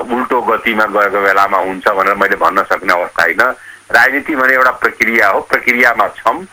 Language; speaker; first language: Nepali; non-native, local second language; Awadhi